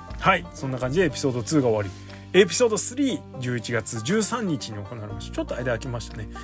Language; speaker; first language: Japanese; native; Japanese